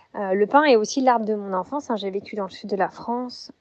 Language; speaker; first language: French; native; French